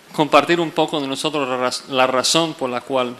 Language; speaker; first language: Spanish; non-native, fluent; English